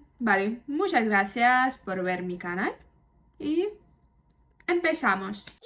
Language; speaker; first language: Spanish; non-native, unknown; Russian